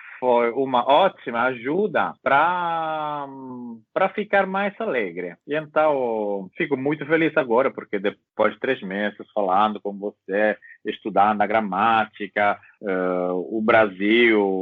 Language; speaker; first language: Portuguese; non-native, learner; Italian